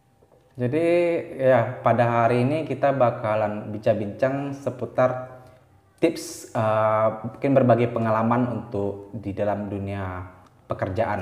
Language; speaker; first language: Indonesian; native; Indonesian